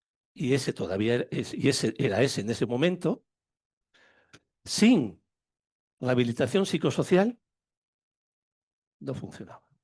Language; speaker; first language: Spanish; native; Spanish